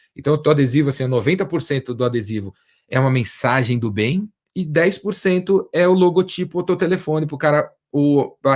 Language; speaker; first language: Portuguese; native; Portuguese